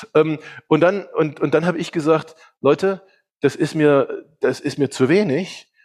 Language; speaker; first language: German; early bilingual, other home language; Hungarian